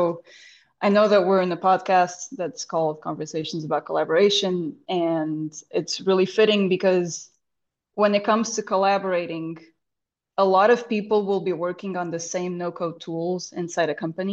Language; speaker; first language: English; non-native, fluent; Portuguese